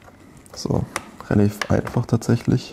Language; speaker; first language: German; native; German